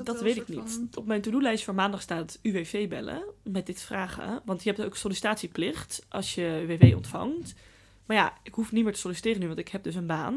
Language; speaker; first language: Dutch; native; Dutch